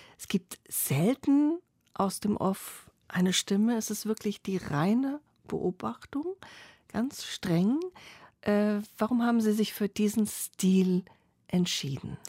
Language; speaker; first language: German; native; German